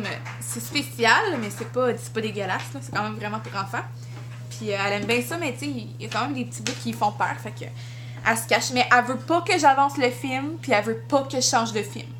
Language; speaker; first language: French; native; French